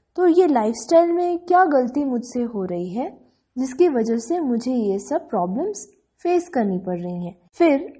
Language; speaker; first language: Hindi; non-native, local second language; Gujarati